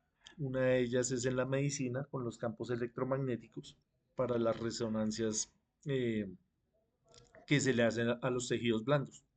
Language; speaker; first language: Spanish; native; Spanish